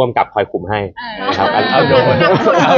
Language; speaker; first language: Thai; native; Thai